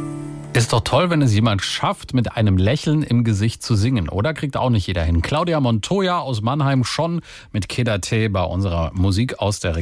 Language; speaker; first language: German; native; German